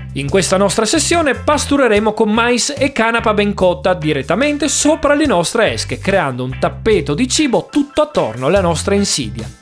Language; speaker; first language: Italian; native; Italian